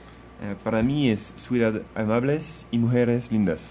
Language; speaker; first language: Spanish; non-native, learner; French